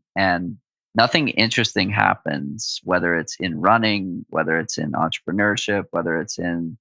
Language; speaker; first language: English; native; English